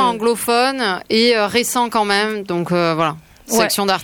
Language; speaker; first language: French; native; French